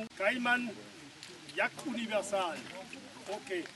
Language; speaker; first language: German; non-native, fluent; French